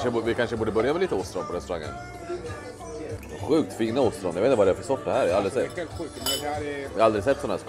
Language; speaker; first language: Swedish; native; Swedish